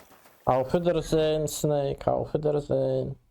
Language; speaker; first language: German; non-native, learner; Russian